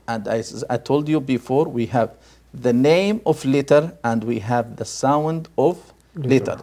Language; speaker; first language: English; non-native, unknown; Arabic